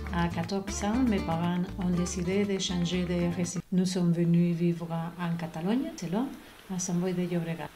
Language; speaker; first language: French; non-native, fluent; Spanish